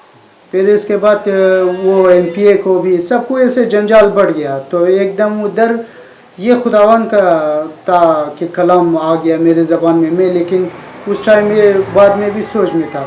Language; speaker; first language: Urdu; non-native, learner; Persian